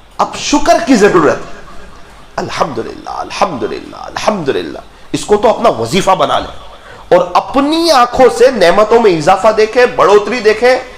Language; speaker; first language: Urdu; non-native, local second language; Gujarati